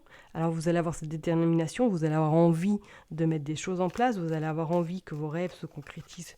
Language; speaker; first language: French; native; French